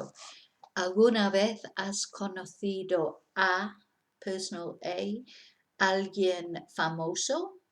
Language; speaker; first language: Spanish; non-native, fluent; English